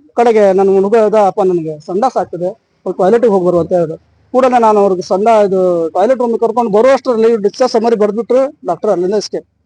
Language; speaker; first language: Kannada; non-native, local second language; Konkani